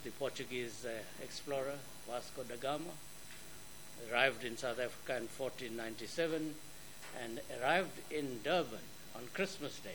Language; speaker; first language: English; native; English